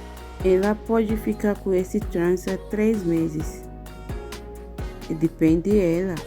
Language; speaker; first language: Portuguese; non-native, learner; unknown